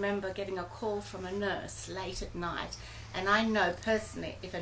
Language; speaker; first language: English; early bilingual, other home language; German